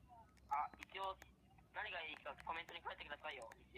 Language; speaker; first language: Japanese; native; Japanese